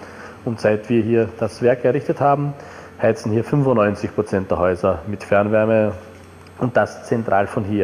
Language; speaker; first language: German; native; German